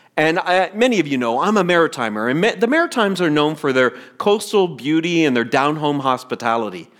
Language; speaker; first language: English; native; English